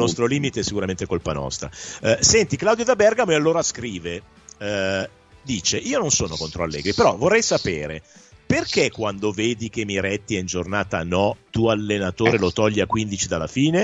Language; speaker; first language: Italian; native; Italian